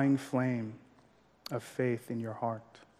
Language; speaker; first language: English; non-native, local second language; Yoruba